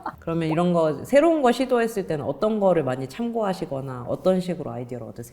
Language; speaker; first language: Korean; native; Korean